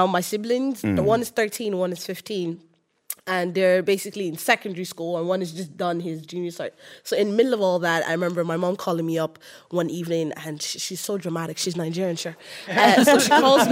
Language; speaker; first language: English; native; English